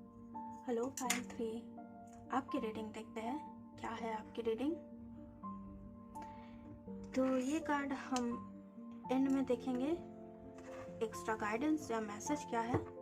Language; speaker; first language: Hindi; native; Hindi